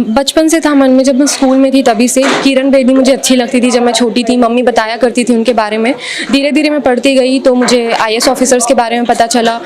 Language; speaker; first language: Hindi; native; Hindi